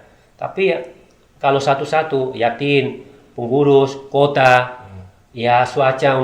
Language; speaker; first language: Indonesian; non-native, learner; Spanish